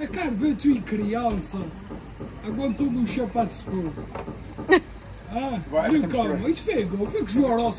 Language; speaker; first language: Portuguese; early bilingual, heritage; Portuguese